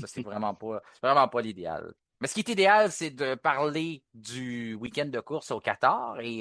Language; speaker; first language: French; native; French